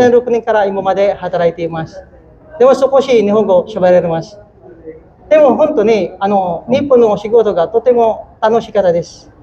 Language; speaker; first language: Japanese; non-native, learner; Filipino